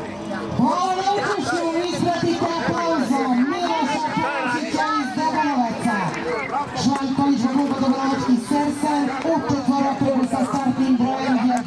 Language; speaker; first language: Bosnian; native; Bosnian